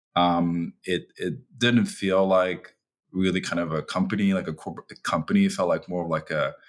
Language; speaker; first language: English; early bilingual, other home language; Chinese